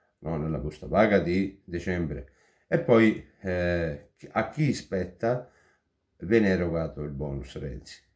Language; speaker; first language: Italian; non-native, fluent; Hindi